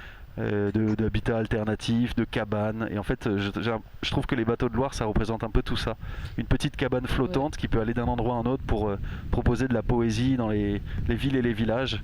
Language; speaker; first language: French; native; French